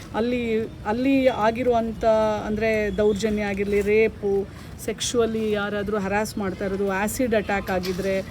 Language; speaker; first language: Kannada; native; Kannada